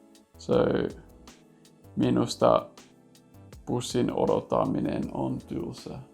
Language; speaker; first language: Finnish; non-native, learner; English